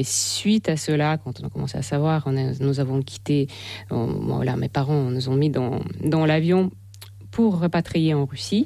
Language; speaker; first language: French; non-native, fluent; Russian